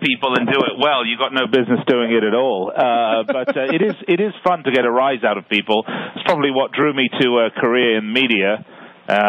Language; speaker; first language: English; native; English